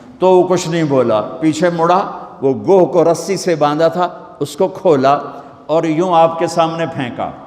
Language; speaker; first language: Urdu; non-native, local second language; Punjabi